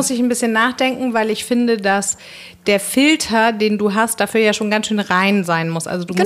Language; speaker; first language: German; native; German